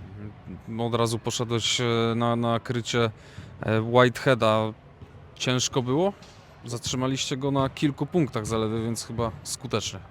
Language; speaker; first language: Polish; native; Polish